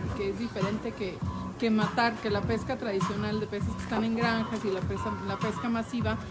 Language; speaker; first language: Spanish; native; Spanish